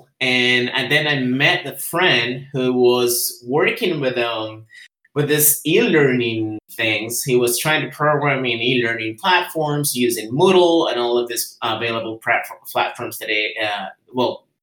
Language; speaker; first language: English; non-native, fluent; Spanish